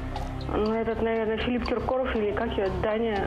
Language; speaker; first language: Russian; native; Russian